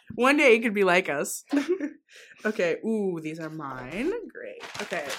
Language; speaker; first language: English; non-native, fluent; Greek